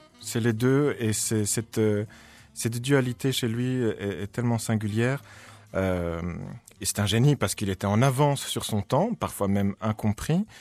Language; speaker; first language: French; early bilingual, other home language; Polish